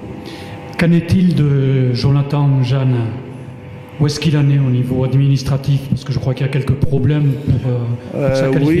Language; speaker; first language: French; native; French